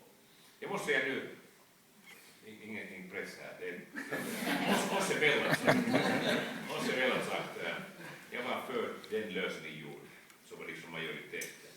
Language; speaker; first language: Swedish; non-native, fluent; Finnish